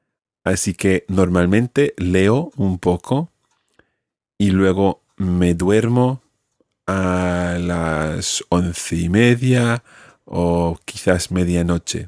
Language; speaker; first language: Spanish; non-native, fluent; English